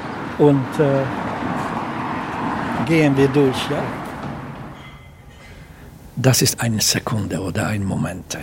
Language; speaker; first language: German; non-native, fluent; Hungarian